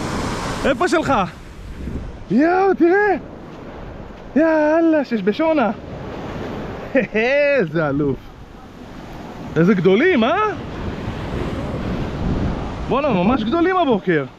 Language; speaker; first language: Hebrew; native; Hebrew